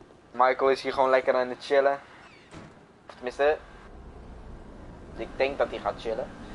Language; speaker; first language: Dutch; early bilingual, other home language; Bosnian